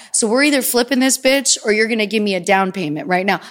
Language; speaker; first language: English; native; English